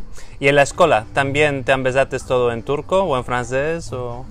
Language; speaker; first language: Spanish; non-native, fluent; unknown